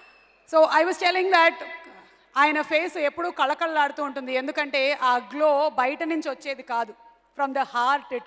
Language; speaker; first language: Telugu; native; Telugu